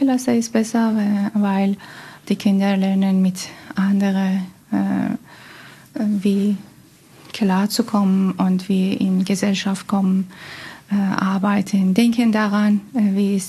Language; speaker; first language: German; non-native, learner; Persian